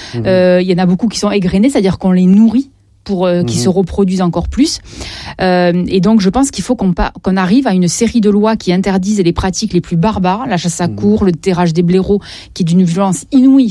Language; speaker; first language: French; native; French